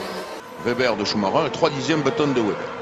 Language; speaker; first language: French; native; French